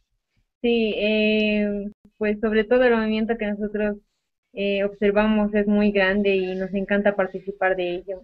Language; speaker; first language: Spanish; native; Spanish